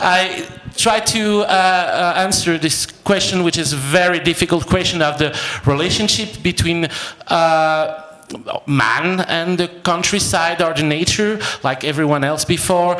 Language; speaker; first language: English; non-native, fluent; French